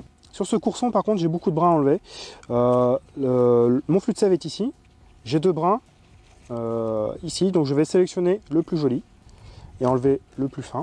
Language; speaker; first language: French; native; French